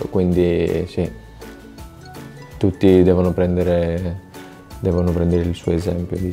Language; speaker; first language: Italian; non-native, fluent; Greek